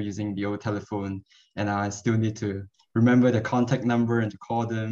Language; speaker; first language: English; non-native, local second language; Cantonese